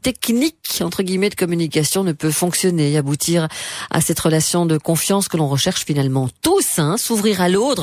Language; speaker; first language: French; native; French